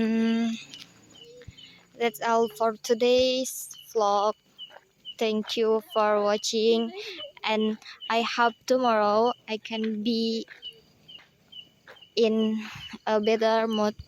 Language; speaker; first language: English; non-native, learner; Indonesian